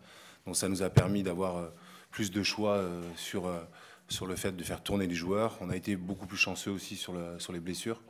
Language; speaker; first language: French; native; French